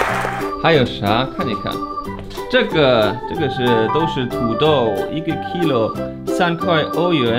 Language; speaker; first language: Chinese; non-native, fluent; German